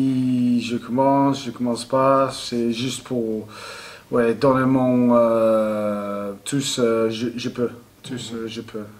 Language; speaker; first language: French; non-native, learner; English